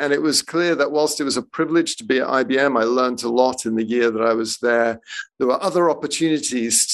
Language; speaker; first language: English; native; English